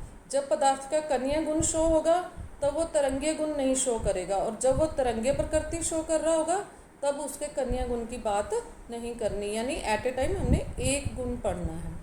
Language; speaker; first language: Hindi; native; Hindi